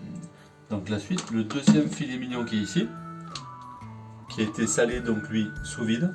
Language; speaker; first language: French; native; French